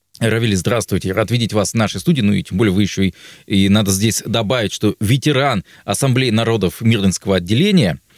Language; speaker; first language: Russian; native; Russian